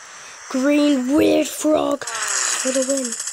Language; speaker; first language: English; native; English